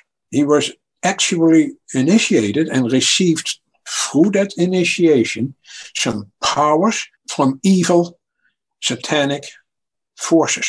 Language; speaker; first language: English; non-native, fluent; Dutch